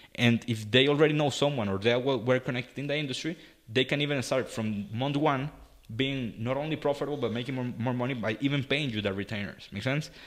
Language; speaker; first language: English; non-native, fluent; Spanish